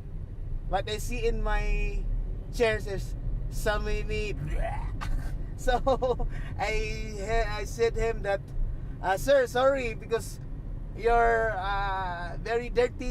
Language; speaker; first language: English; non-native, learner; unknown